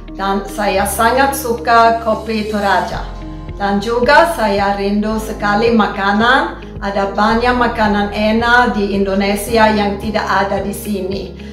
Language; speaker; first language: Indonesian; non-native, fluent; Swedish